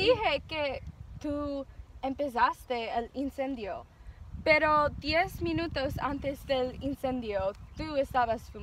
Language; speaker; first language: Spanish; non-native, learner; English